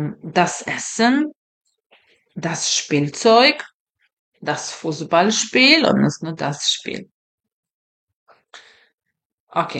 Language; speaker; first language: German; non-native, fluent; Serbian